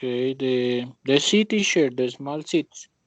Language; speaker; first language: English; non-native, learner; Spanish